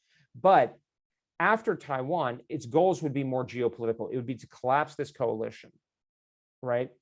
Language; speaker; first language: English; native; English